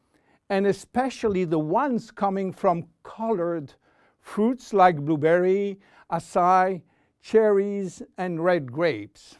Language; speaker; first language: English; non-native, fluent; French